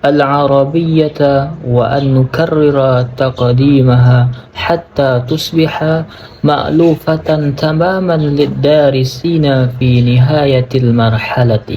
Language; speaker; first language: Arabic; non-native, learner; Indonesian